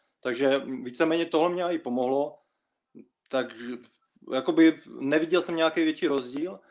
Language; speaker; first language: Czech; early bilingual, other home language; Russian